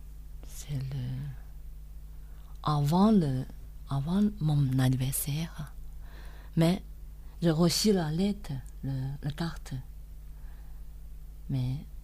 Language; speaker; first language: French; non-native, learner; Chinese